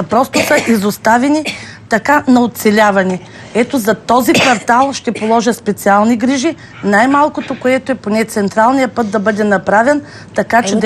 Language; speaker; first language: Bulgarian; native; Bulgarian